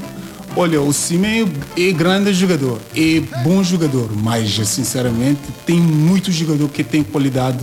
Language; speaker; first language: Portuguese; non-native, learner; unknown